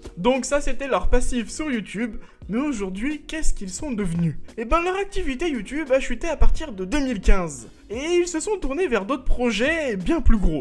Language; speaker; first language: French; native; French